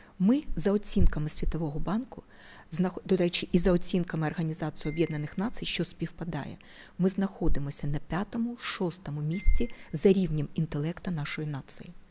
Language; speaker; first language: Ukrainian; non-native, local second language; Russian